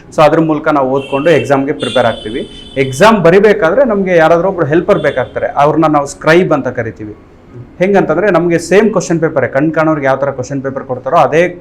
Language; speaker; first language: Kannada; native; Kannada